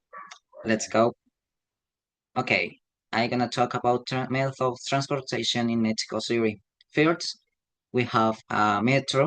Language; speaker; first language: English; non-native, learner; Spanish